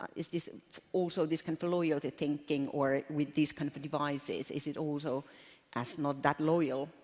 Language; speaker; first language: English; non-native, fluent; Finnish